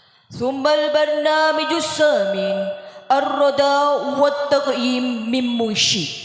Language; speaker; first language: Arabic; non-native, learner; Indonesian